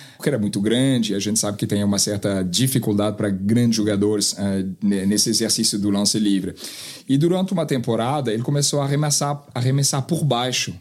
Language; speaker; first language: Portuguese; non-native, fluent; French